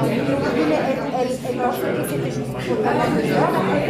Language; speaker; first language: French; non-native, fluent; German